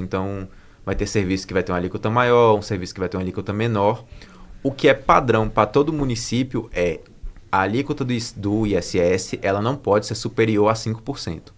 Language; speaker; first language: Portuguese; native; Portuguese